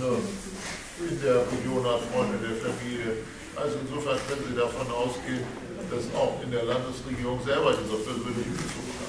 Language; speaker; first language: German; native; German